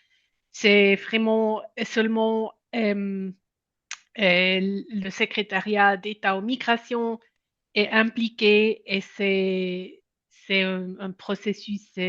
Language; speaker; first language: French; non-native, local second language; German